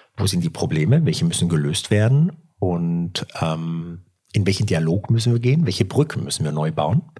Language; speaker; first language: German; early bilingual, other home language; Italian